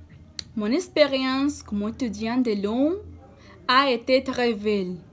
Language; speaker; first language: French; non-native, learner; Spanish